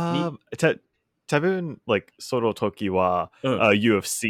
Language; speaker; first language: Japanese; non-native, learner; English